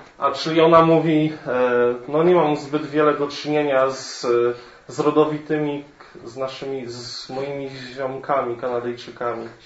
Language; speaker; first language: Polish; native; Polish